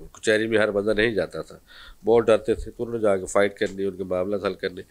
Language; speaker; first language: Urdu; native; Urdu